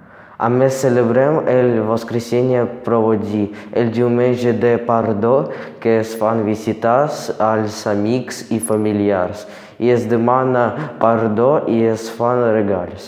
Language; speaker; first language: Catalan; non-native, learner; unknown